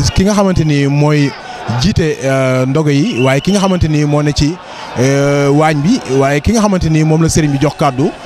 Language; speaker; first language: Wolof; native; Wolof